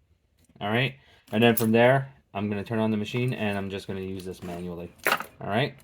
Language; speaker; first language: English; native; English